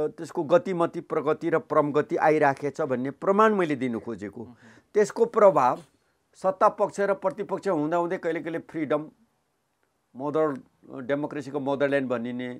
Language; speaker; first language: Nepali; non-native, local second language; Limbu